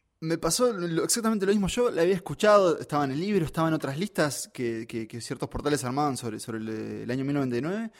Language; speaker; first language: Spanish; native; Spanish